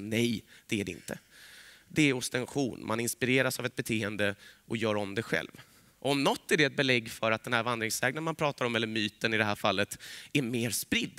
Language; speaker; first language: Swedish; native; Swedish